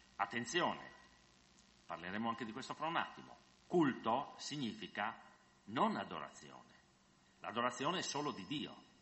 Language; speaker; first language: Italian; non-native, fluent; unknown